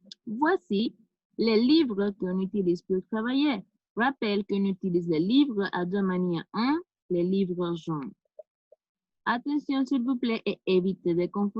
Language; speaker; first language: French; non-native, fluent; Spanish